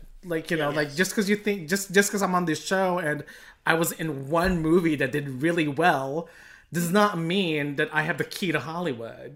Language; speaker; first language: English; non-native, local second language; Filipino